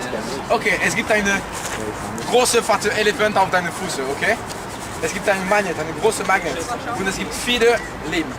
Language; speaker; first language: German; non-native, learner; French